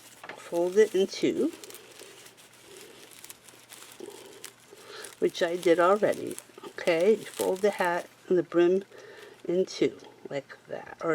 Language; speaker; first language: English; native; English